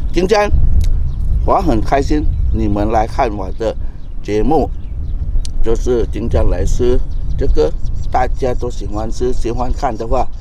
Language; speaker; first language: Chinese; non-native, learner; Thai